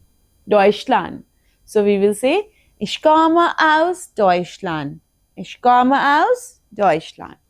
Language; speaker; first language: German; non-native, fluent; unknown